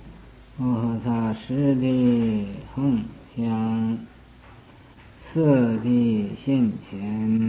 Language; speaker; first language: Chinese; native; Chinese